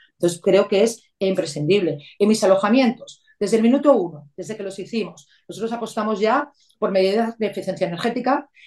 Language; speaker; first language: Spanish; native; Spanish